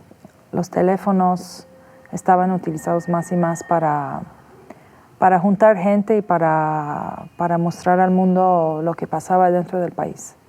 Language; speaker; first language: Spanish; non-native, fluent; Persian